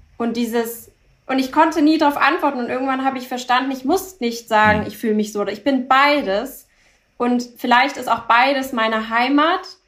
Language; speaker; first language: German; early bilingual, other home language; Turkish